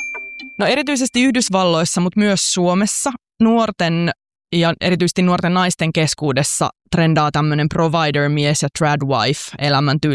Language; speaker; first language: Finnish; native; Finnish